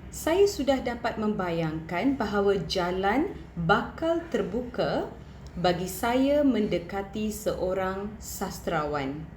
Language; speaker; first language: Malay; non-native, local second language; Tamil